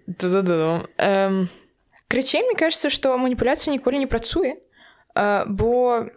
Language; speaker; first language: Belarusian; non-native, local second language; Russian